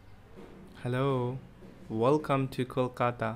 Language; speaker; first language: English; non-native, learner; Bangla